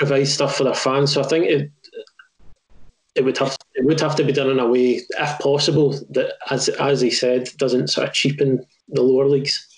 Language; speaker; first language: English; native; English